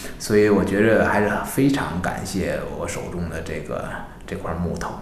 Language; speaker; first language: Chinese; native; Chinese